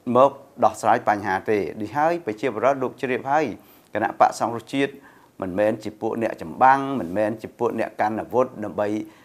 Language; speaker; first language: Khmer; native; Khmer